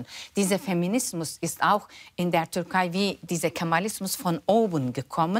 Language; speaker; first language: German; non-native, fluent; Turkish